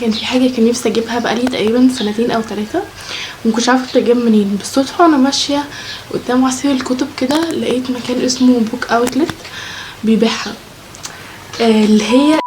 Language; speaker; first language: Arabic; native; Arabic